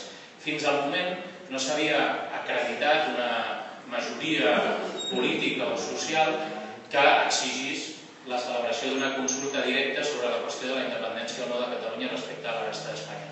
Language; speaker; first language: Catalan; native; Catalan